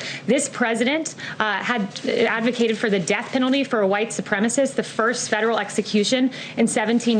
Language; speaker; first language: English; native; English